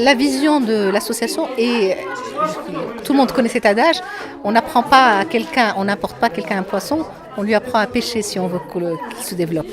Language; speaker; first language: French; non-native, local second language; Arabic